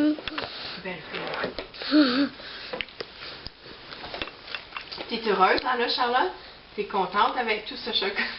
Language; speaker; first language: French; native; French